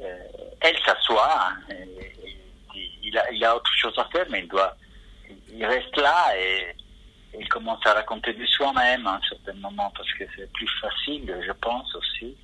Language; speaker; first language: French; non-native, fluent; Italian